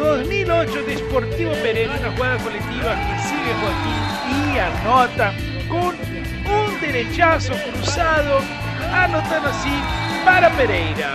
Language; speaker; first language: Spanish; native; Spanish